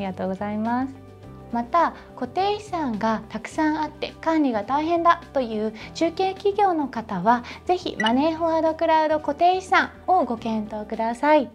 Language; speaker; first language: Japanese; native; Japanese